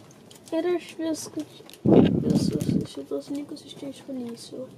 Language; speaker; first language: Lithuanian; early bilingual, heritage; Lithuanian